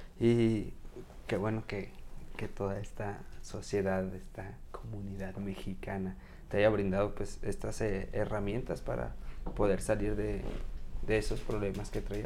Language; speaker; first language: Spanish; native; Spanish